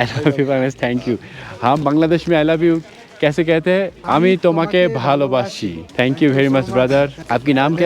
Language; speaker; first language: Hindi; non-native, learner; Bangla